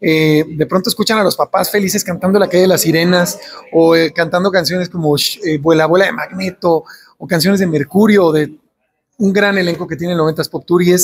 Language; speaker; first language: Spanish; native; Spanish